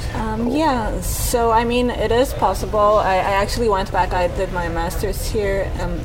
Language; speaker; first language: English; non-native, fluent; Turkish